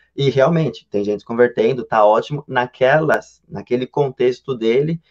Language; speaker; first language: Portuguese; native; Portuguese